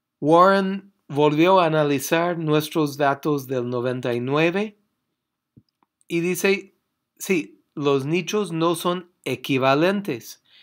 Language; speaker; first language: Spanish; non-native, fluent; English